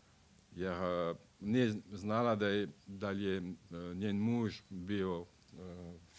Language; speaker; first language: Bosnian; non-native, learner; French